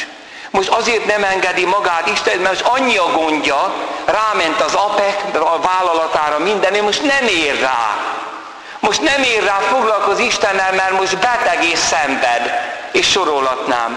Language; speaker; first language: Hungarian; native; Hungarian